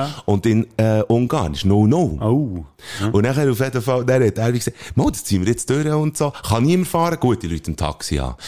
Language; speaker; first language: German; native; German